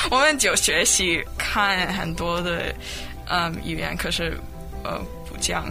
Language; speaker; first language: Chinese; non-native, learner; English